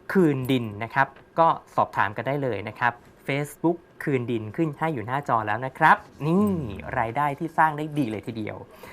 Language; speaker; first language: Thai; native; Thai